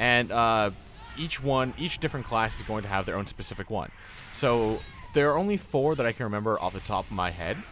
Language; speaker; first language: English; native; English